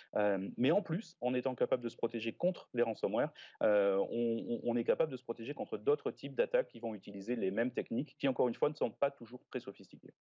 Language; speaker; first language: French; native; French